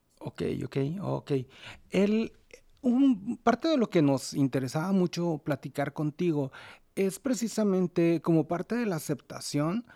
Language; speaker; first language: Spanish; native; Spanish